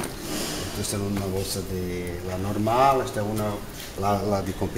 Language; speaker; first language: Spanish; non-native, learner; Portuguese